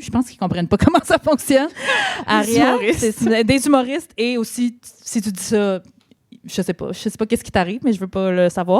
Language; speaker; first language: French; native; French